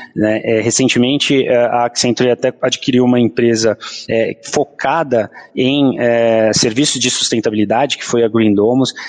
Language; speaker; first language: Portuguese; native; Portuguese